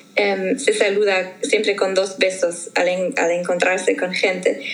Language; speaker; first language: Spanish; non-native, fluent; German